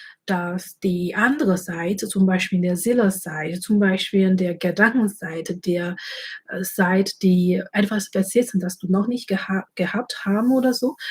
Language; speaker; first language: German; non-native, fluent; Chinese